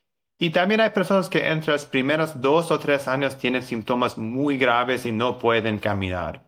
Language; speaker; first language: Spanish; non-native, learner; English